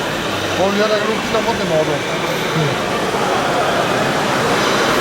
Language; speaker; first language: German; native; German